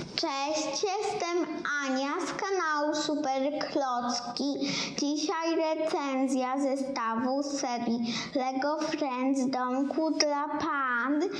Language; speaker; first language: Polish; native; Polish